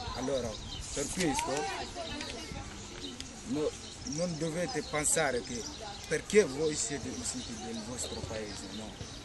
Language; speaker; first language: Italian; non-native, learner; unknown